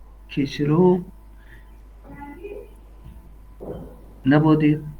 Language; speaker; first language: Persian; non-native, learner; Urdu